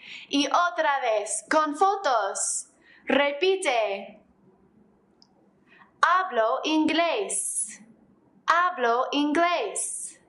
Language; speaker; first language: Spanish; non-native, fluent; English